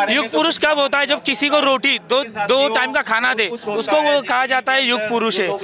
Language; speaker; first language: Hindi; non-native, local second language; Marathi